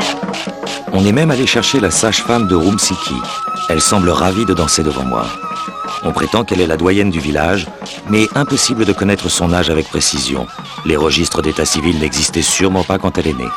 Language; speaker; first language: French; native; French